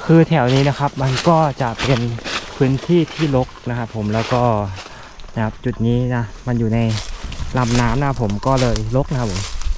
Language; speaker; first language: Thai; native; Thai